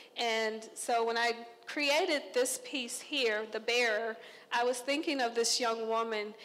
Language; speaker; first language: English; native; English